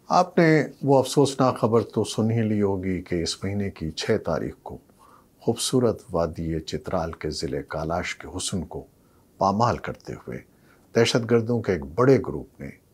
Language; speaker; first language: Urdu; native; Urdu